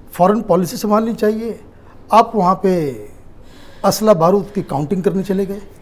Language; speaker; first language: Hindi; native; Hindi